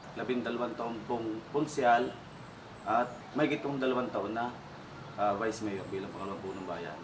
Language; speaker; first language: Filipino; native; Filipino